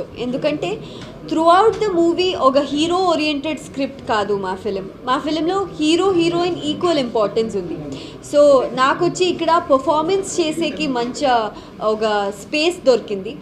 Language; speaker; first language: Telugu; non-native, local second language; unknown